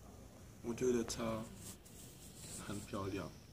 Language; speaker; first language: Chinese; non-native, learner; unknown